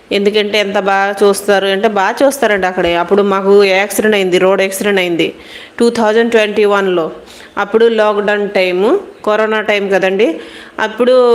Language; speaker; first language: Telugu; non-native, local second language; Hindi